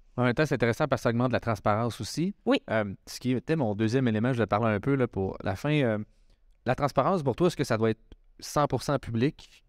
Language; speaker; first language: French; native; French